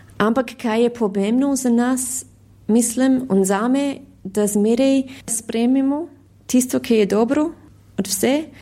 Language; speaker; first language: Slovenian; early bilingual, heritage; Slovenian